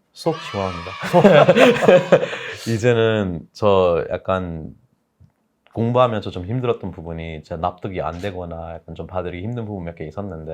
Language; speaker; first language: Korean; non-native, fluent; English